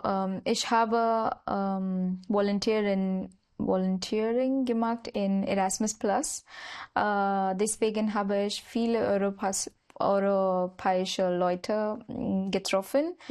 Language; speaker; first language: German; non-native, learner; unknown